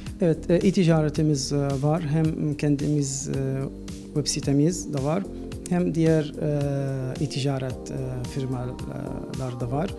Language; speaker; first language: Turkish; non-native, learner; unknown